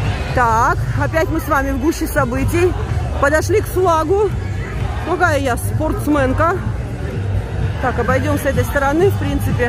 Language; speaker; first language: Russian; native; Russian